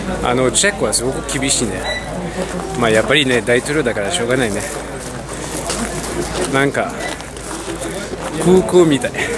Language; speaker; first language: Japanese; non-native, fluent; French